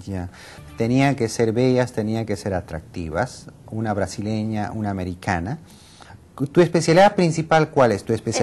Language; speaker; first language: Spanish; native; Spanish